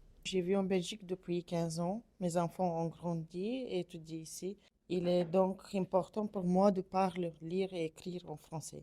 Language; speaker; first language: French; non-native, learner; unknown